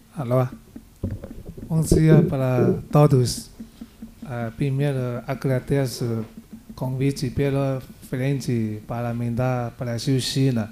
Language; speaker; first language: Portuguese; non-native, learner; Chinese